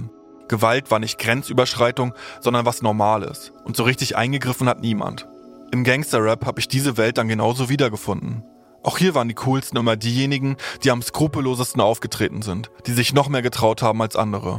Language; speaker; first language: German; native; German